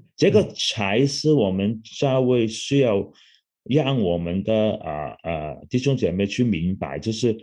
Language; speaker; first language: Chinese; non-native, local second language; Cantonese